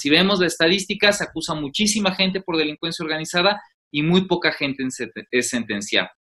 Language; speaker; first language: Spanish; native; Spanish